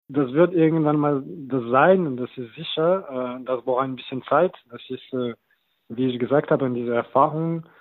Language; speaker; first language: German; non-native, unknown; French